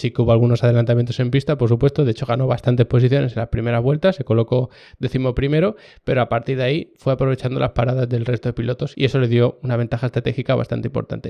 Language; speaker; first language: Spanish; native; Spanish